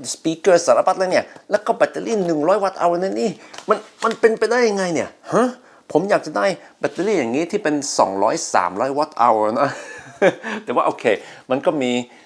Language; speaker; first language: Thai; non-native, fluent; Norwegian